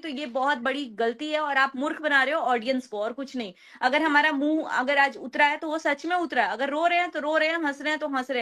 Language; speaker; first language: Hindi; native; Hindi